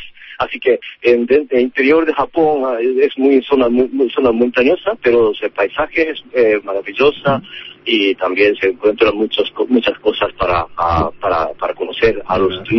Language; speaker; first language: Spanish; non-native, learner; Japanese